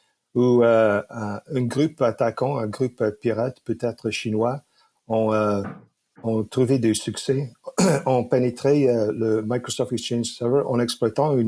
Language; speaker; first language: French; non-native, fluent; English